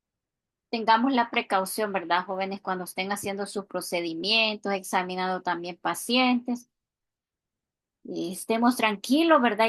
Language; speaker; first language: Spanish; native; Spanish